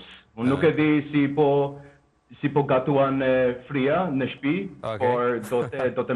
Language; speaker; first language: Albanian; non-native, learner; Danish